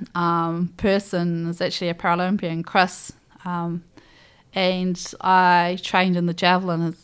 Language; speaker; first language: English; native; English